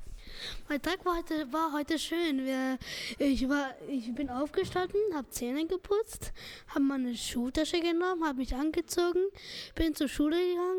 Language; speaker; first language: German; non-native, local second language; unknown